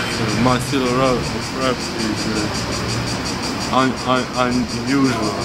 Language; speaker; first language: English; non-native, learner; Croatian